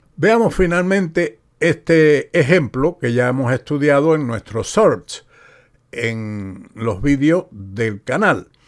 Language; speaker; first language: Spanish; native; Spanish